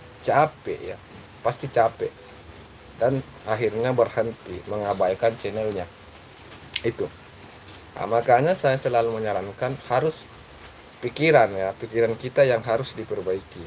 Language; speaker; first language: Indonesian; native; Indonesian